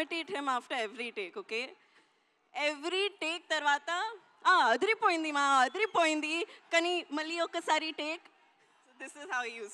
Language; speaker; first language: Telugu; non-native, learner; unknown